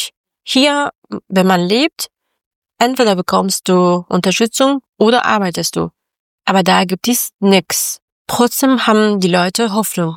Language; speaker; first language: German; non-native, learner; Persian